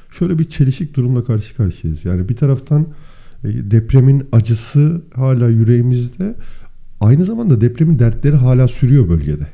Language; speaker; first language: Turkish; native; Turkish